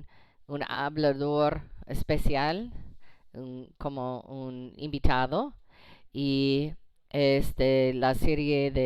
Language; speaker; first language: Spanish; non-native, fluent; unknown